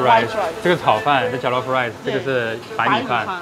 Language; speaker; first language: Chinese; native; Chinese